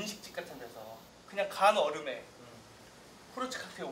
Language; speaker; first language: Korean; native; Korean